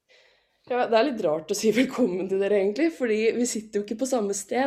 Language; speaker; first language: Norwegian; native; Norwegian